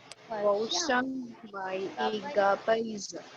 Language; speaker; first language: Chinese; non-native, learner; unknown